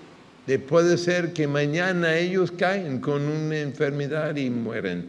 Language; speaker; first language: Spanish; non-native, fluent; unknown